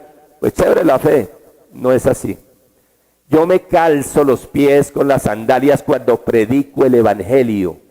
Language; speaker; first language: Spanish; native; Spanish